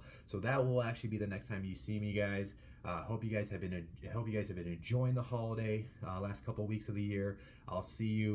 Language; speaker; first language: English; native; English